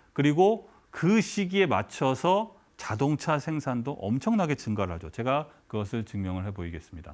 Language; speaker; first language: Korean; native; Korean